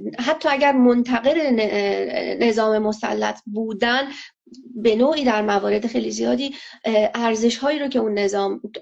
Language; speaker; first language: Persian; non-native, local second language; Azerbaijani